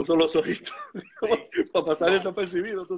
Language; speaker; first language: Spanish; native; Spanish